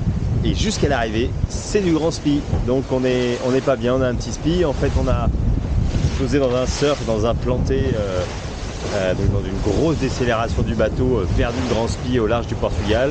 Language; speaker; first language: French; native; French